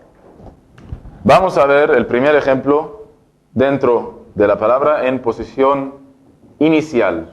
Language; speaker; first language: Spanish; non-native, fluent; Arabic